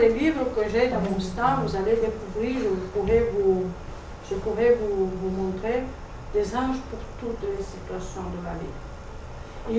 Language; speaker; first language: French; non-native, fluent; Portuguese